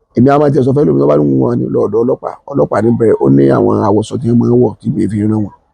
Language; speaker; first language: Yoruba; native; Yoruba